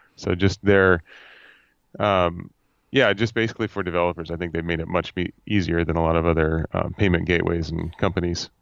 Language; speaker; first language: English; native; English